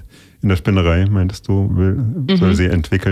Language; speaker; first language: German; native; German